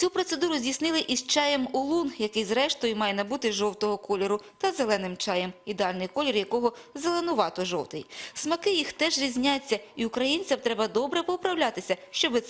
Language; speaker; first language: Ukrainian; native; Ukrainian